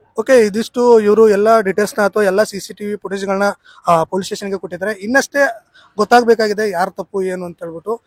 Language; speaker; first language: Kannada; native; Kannada